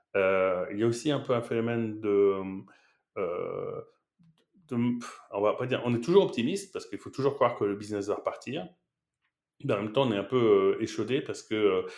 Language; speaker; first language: French; native; French